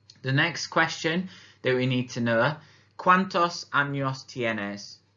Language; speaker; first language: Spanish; non-native, fluent; English